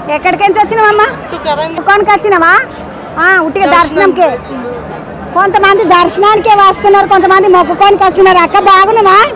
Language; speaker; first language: Telugu; native; Telugu